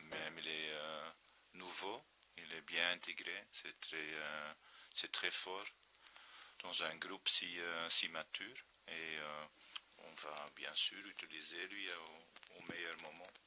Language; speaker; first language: French; non-native, fluent; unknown